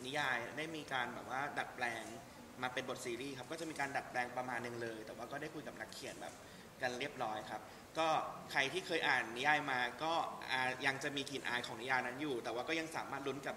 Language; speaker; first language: Thai; native; Thai